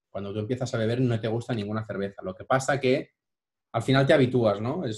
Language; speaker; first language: Spanish; native; Spanish